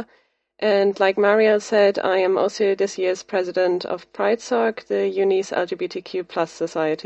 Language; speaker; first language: English; non-native, fluent; German